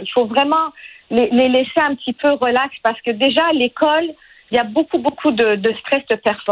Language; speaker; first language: French; non-native, fluent; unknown